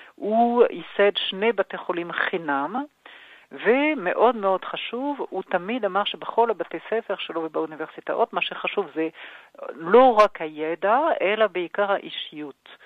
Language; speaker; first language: Hebrew; non-native, fluent; French